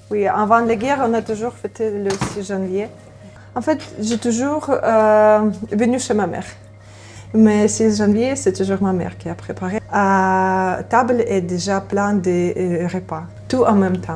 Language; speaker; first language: French; non-native, learner; Ukrainian